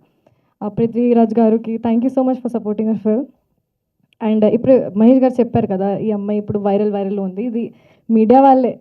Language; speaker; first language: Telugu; non-native, fluent; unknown